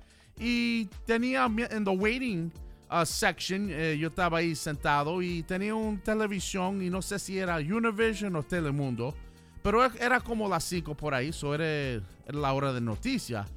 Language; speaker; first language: Spanish; early bilingual, heritage; Spanish